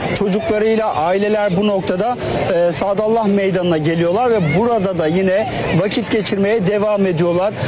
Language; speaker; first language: Turkish; native; Turkish